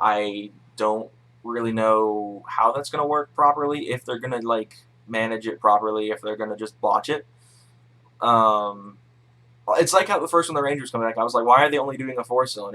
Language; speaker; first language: English; native; English